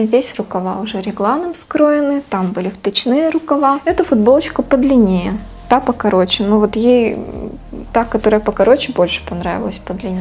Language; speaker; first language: Russian; native; Russian